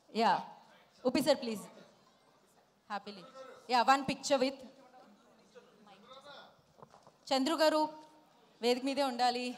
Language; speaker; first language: Telugu; native; Telugu